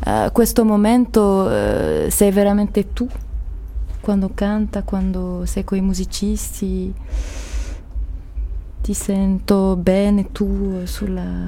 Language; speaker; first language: Italian; non-native, learner; French